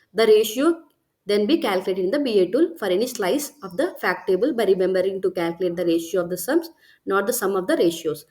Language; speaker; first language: English; non-native, local second language; Telugu